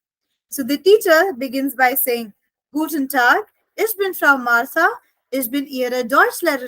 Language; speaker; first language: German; non-native, fluent; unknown